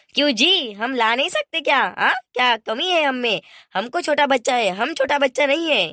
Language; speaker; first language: Hindi; non-native, local second language; Marathi